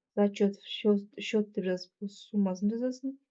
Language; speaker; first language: Russian; non-native, local second language; Kazakh